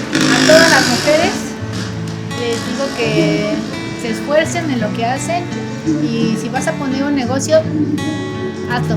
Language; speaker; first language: Spanish; native; Spanish